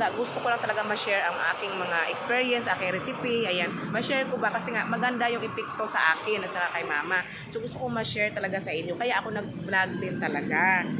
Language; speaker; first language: Filipino; non-native, local second language; Cebuano